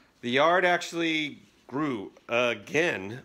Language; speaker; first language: English; native; English